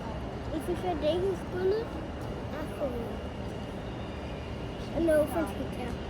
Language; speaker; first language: Dutch; early bilingual, other home language; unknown